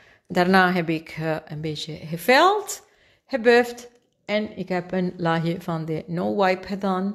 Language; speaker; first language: Dutch; non-native, fluent; Spanish